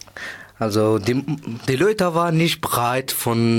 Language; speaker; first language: German; non-native, learner; Persian